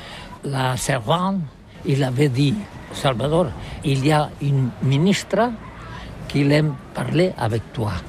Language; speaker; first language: French; non-native, learner; Catalan